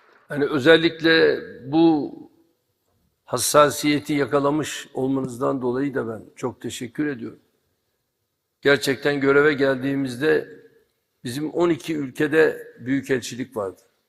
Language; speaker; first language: Turkish; native; Turkish